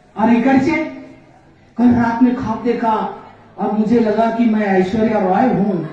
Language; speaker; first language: Hindi; non-native, local second language; Marathi